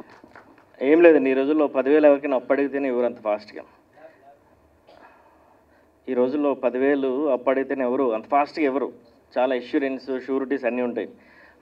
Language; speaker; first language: Telugu; native; Telugu